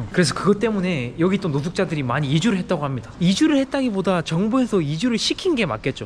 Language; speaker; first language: Korean; native; Korean